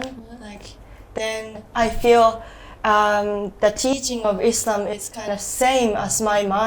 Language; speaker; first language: English; non-native, fluent; Japanese